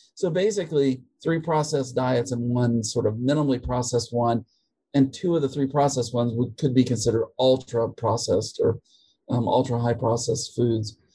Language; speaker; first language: English; native; English